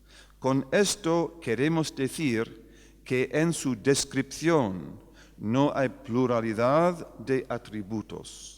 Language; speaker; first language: Spanish; non-native, fluent; English